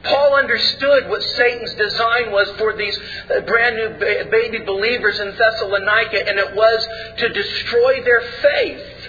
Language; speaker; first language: English; native; English